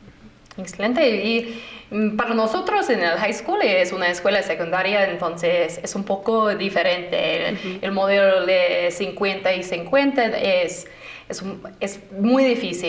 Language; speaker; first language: Spanish; non-native, fluent; English